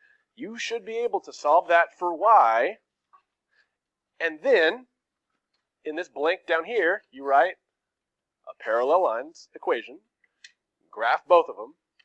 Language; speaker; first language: English; native; English